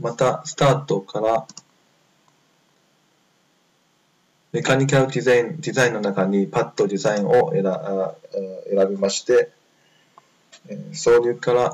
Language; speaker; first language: Japanese; non-native, fluent; Chinese